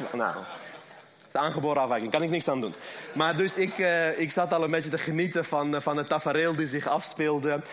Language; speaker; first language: Dutch; early bilingual, other home language; Armenian